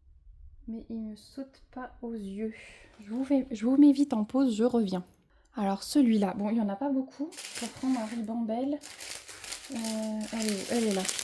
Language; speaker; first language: French; native; French